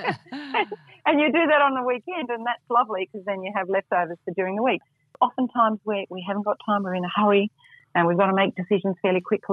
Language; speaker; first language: English; native; English